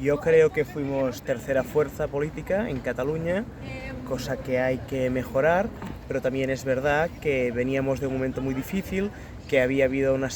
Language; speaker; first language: Spanish; non-native, local second language; Catalan